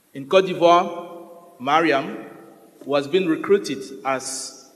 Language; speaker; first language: English; non-native, fluent; French